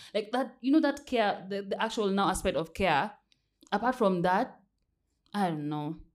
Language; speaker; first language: English; non-native, local second language; Kamba